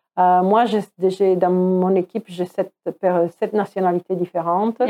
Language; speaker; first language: French; non-native, fluent; Croatian